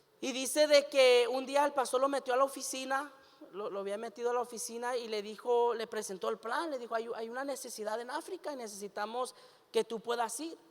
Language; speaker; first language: Spanish; early bilingual, heritage; Spanish